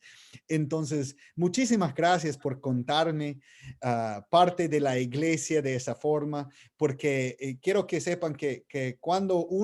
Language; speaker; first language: Spanish; non-native, fluent; English